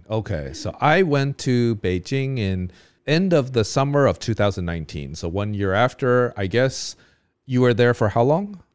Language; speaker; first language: English; native; English